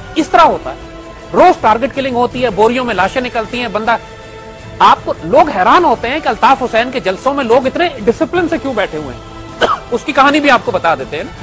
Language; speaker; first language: Urdu; native; Urdu